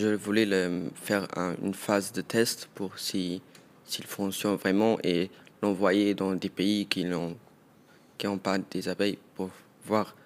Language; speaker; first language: French; non-native, local second language; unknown